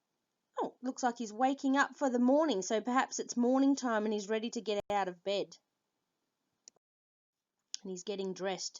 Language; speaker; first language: English; native; English